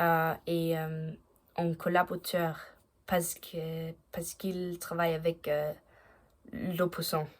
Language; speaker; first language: French; non-native, learner; Danish